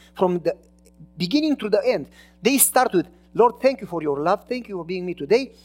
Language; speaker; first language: English; non-native, fluent; Romanian